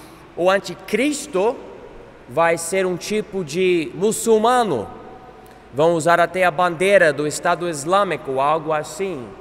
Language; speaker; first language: Portuguese; non-native, fluent; English